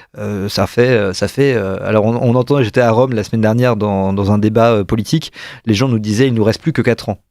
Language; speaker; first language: French; native; French